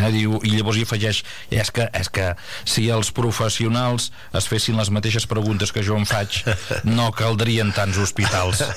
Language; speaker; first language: Catalan; native; Catalan